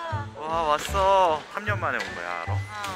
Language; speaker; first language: Korean; native; Korean